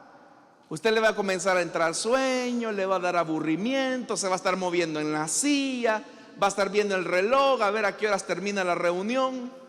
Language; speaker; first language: Spanish; native; Spanish